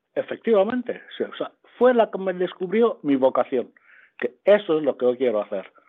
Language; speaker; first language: Spanish; non-native, local second language; Fang